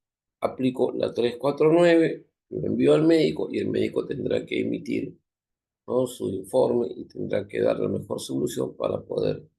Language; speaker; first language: Spanish; native; Spanish